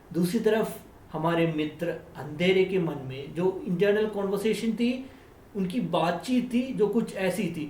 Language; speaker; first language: Hindi; non-native, local second language; Malayalam